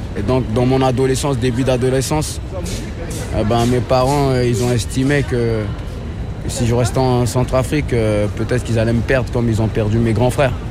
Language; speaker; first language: French; early bilingual, other home language; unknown